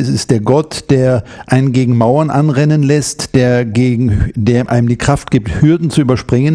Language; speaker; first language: German; native; German